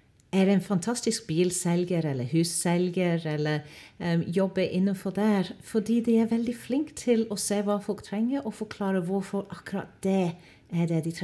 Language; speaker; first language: Norwegian; non-native, fluent; English